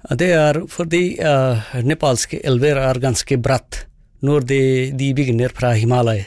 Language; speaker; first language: Norwegian; non-native, fluent; Nepali